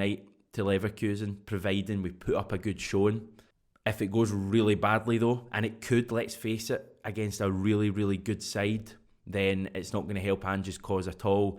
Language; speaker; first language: English; native; English